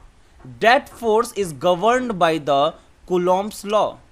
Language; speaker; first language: English; non-native, local second language; Hindi